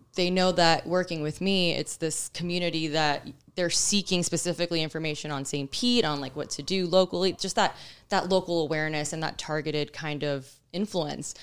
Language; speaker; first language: English; native; English